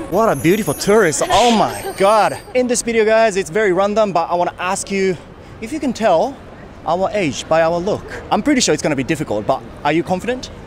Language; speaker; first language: English; non-native, fluent; Japanese